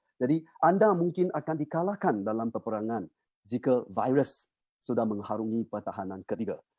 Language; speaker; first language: Malay; non-native, local second language; Chinese